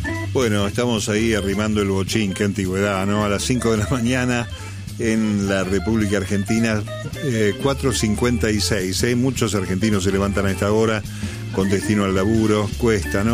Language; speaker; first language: Spanish; native; Spanish